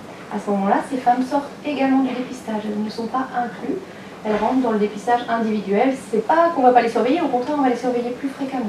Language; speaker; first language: French; native; French